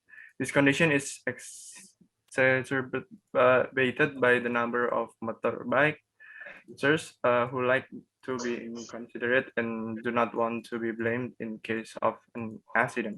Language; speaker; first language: English; non-native, learner; Indonesian